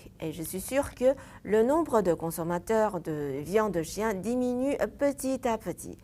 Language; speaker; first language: French; non-native, fluent; Chinese